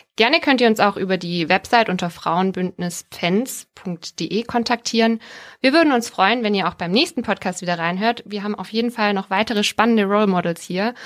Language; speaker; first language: German; native; German